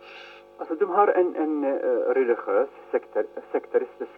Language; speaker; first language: Swedish; non-native, fluent; Arabic